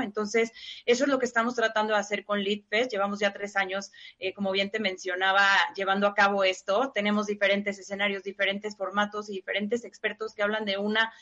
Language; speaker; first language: Spanish; native; Spanish